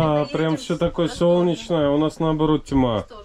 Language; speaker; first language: Russian; native; Russian